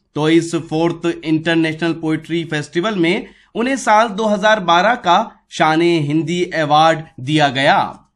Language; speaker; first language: Hindi; native; Hindi